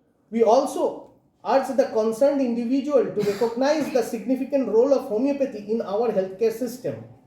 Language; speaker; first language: English; non-native, local second language; Bangla